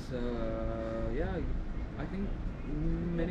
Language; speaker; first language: English; non-native, fluent; French